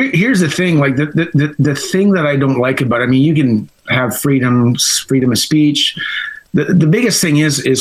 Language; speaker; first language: English; native; English